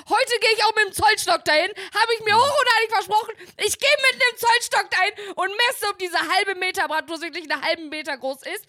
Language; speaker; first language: German; native; German